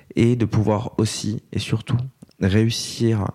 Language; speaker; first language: French; native; French